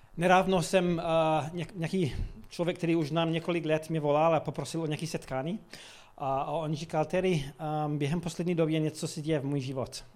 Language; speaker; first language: Czech; non-native, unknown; English